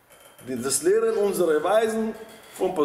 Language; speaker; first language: German; non-native, fluent; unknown